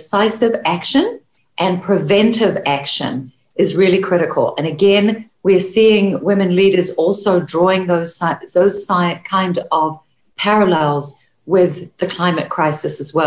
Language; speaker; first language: English; native; English